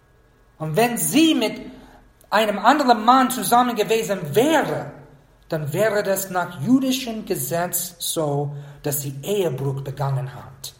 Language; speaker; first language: German; non-native, fluent; English